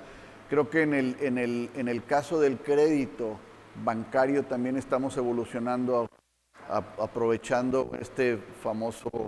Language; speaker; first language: Spanish; native; Spanish